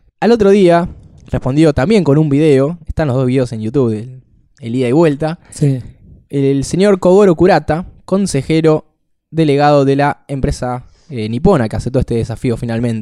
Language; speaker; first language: Spanish; native; Spanish